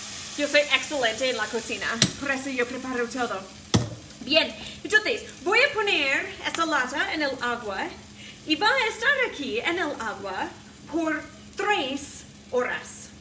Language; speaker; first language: Spanish; non-native, fluent; English